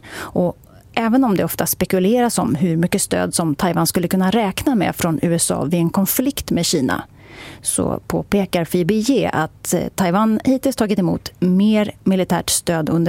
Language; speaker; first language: Swedish; native; Swedish